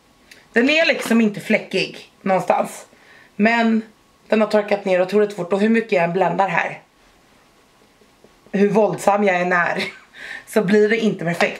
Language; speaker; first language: Swedish; native; Swedish